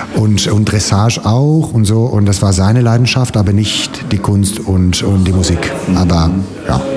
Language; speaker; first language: German; non-native, fluent; Italian